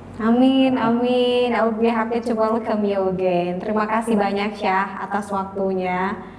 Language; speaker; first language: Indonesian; non-native, local second language; Javanese